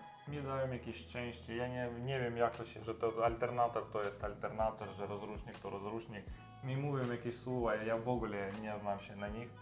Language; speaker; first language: Polish; non-native, learner; Russian